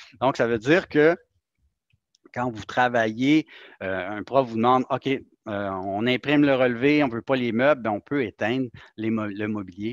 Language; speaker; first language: French; native; French